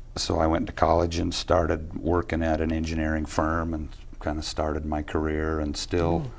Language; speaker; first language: English; native; English